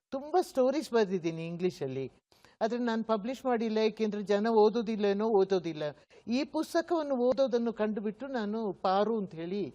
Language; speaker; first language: Kannada; non-native, local second language; Kodava